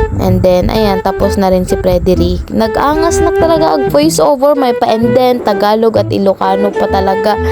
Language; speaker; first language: Filipino; non-native, local second language; Cebuano